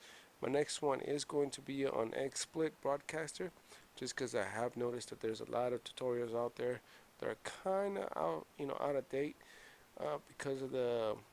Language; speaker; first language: English; native; English